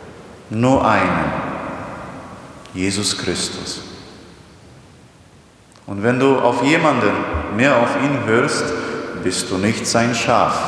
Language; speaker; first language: German; non-native, fluent; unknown